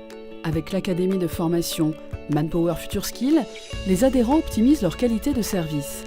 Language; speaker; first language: French; native; French